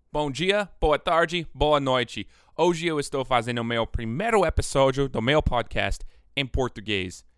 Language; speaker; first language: Portuguese; non-native, fluent; English